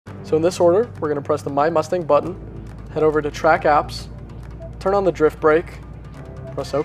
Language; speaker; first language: English; native; English